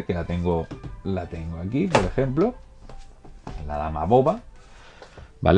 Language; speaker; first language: Spanish; native; Spanish